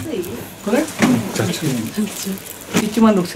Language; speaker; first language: Japanese; non-native, learner; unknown